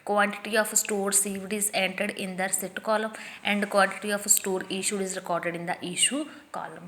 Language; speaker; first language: English; non-native, local second language; Punjabi